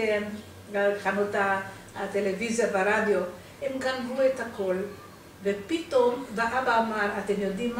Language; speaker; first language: Hebrew; non-native, fluent; Romanian